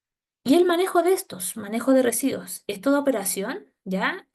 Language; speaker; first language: Spanish; native; Spanish